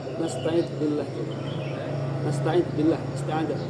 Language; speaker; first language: Arabic; non-native, learner; Indonesian